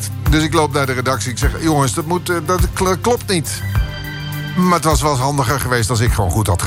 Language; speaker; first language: Dutch; native; Dutch